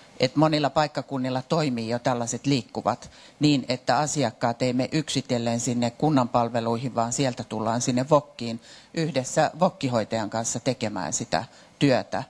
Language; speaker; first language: Finnish; native; Finnish